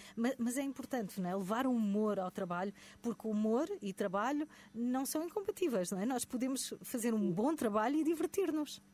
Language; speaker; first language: Portuguese; native; Portuguese